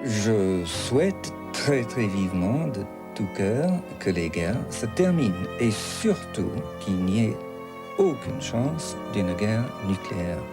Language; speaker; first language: French; non-native, fluent; English